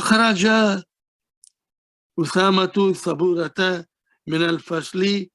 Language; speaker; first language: Arabic; non-native, fluent; Urdu